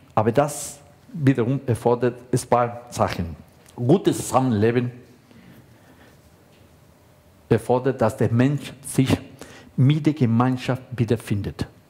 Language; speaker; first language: German; non-native, fluent; Spanish